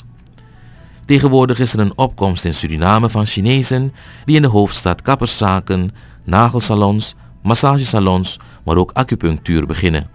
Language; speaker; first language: Dutch; native; Dutch